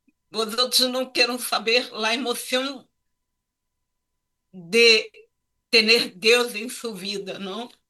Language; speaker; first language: Portuguese; non-native, learner; Spanish